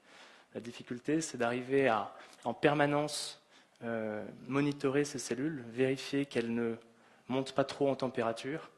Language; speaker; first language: French; native; French